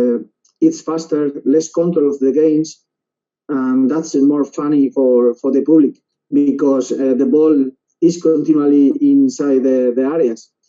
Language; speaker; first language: English; non-native, learner; Spanish